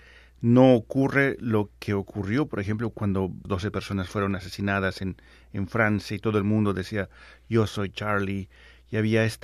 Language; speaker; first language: Spanish; native; Spanish